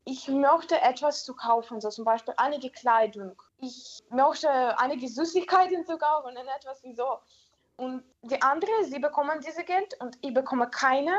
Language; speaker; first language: German; non-native, learner; Ukrainian